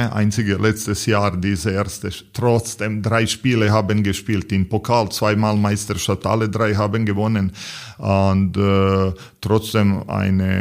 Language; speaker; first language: German; non-native, learner; Serbian